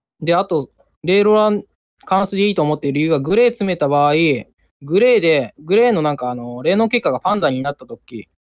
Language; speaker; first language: Japanese; native; Japanese